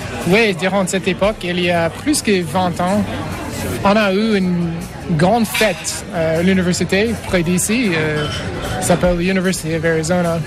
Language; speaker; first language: French; non-native, fluent; English